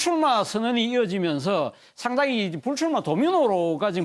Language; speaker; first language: Korean; native; Korean